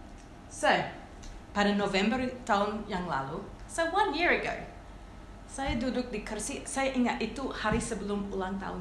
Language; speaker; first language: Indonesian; non-native, fluent; English